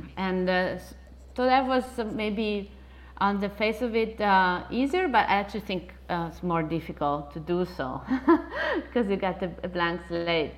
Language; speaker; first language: English; non-native, fluent; Italian